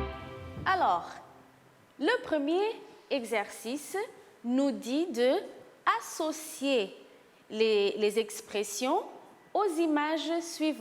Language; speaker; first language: French; non-native, fluent; Portuguese